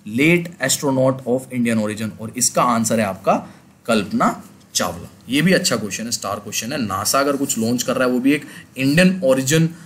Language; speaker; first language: Hindi; native; Hindi